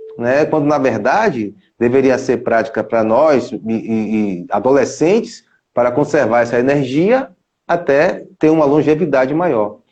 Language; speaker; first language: Portuguese; native; Portuguese